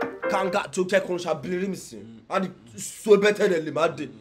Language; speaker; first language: Turkish; non-native, fluent; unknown